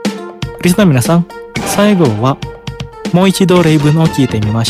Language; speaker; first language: Japanese; non-native, fluent; Indonesian